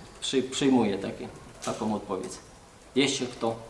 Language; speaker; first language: Polish; non-native, learner; Ukrainian